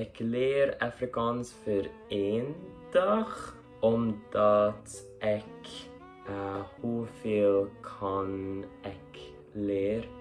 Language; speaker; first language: Dutch; non-native, learner; English